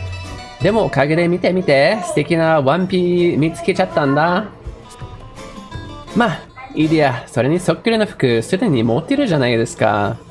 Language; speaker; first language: Japanese; non-native, fluent; English